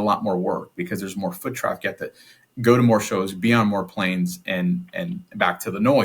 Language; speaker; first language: English; native; English